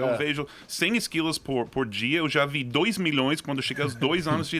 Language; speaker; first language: Portuguese; non-native, fluent; English